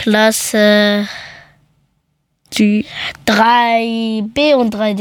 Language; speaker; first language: German; early bilingual, other home language; Persian